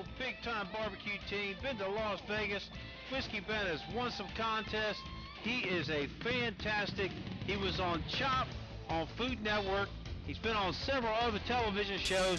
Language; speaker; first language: English; native; English